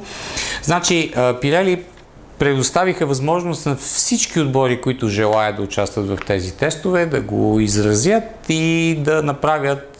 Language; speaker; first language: Bulgarian; native; Bulgarian